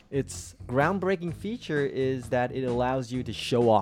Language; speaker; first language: English; early bilingual, other home language; Chinese